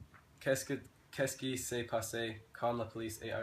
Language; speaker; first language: French; non-native, learner; English